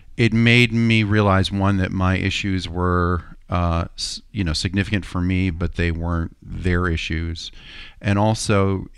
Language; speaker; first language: English; native; English